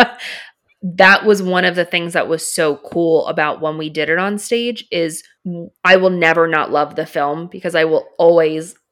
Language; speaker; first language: English; native; English